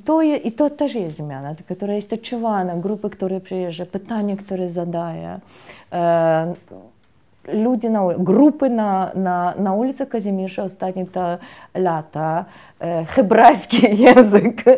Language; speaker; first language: Polish; non-native, fluent; Russian